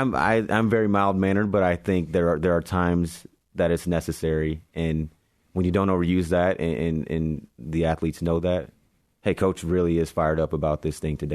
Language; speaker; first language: English; native; English